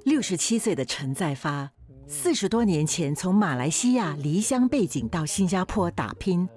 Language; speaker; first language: Chinese; native; Chinese